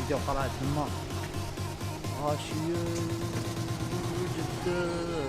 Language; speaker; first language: Arabic; native; Arabic